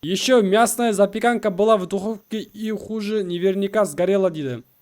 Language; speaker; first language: Russian; non-native, local second language; Kazakh